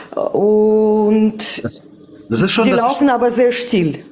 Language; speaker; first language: German; non-native, fluent; Russian